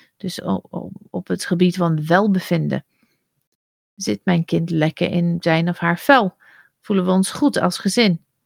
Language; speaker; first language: Dutch; non-native, fluent; English